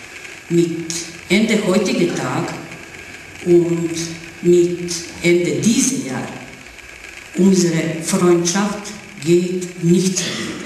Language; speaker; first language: German; non-native, learner; Serbian